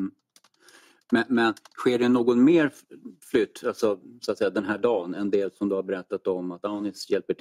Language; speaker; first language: Swedish; native; Swedish